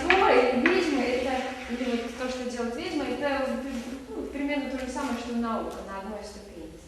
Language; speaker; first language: Russian; native; Russian